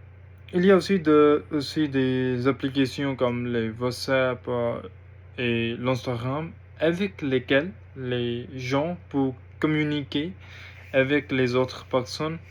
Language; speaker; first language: French; non-native, learner; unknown